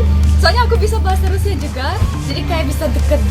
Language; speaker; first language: Indonesian; non-native, fluent; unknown